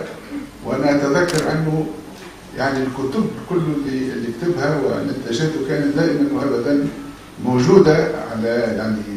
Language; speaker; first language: Arabic; native; Arabic